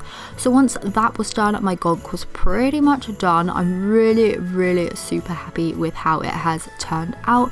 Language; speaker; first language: English; native; English